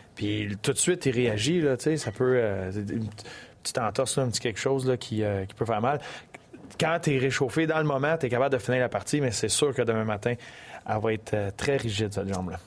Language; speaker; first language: French; native; French